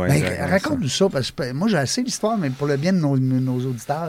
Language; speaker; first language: French; native; French